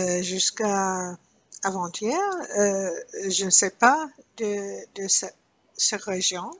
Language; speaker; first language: French; non-native, learner; English